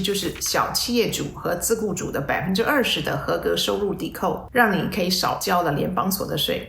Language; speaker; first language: Chinese; native; Chinese